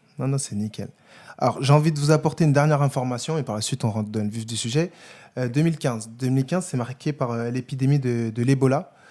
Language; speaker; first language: French; native; French